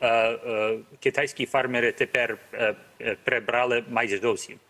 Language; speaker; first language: Ukrainian; early bilingual, heritage; Ukrainian